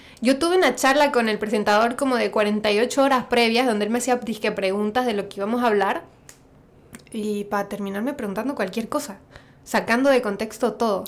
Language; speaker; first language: Spanish; native; Spanish